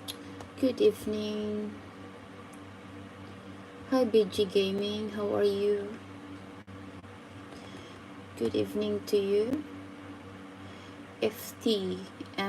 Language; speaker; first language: English; non-native, fluent; Filipino